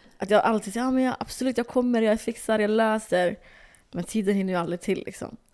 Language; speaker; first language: Swedish; early bilingual, other home language; Somali